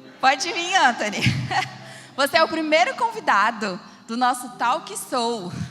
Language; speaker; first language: Portuguese; native; Portuguese